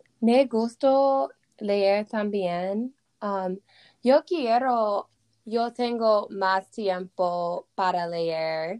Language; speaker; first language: Spanish; non-native, learner; English